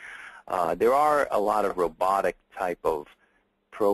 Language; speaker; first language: English; native; English